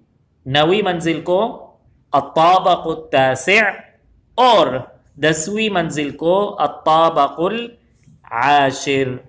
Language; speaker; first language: Urdu; native; Urdu